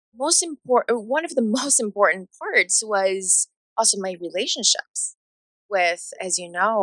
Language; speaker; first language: English; non-native, fluent; Spanish